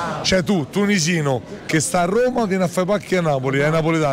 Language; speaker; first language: Italian; native; Italian